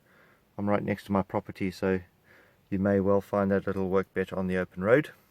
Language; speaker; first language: English; native; English